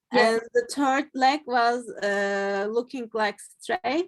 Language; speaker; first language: English; non-native, fluent; Turkish